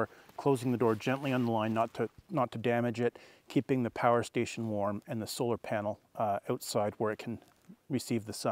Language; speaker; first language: English; native; English